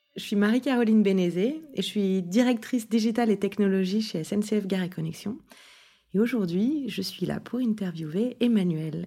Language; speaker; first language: French; native; French